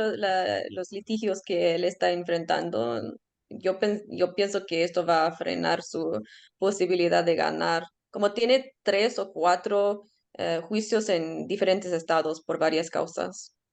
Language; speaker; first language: Spanish; early bilingual, heritage; Spanish